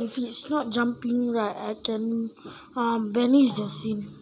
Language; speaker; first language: English; non-native, local second language; Malay